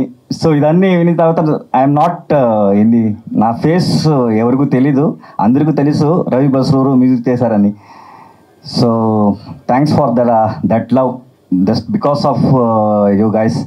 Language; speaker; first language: Telugu; non-native, learner; Kannada